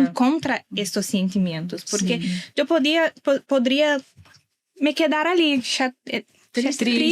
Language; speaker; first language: Spanish; non-native, learner; Portuguese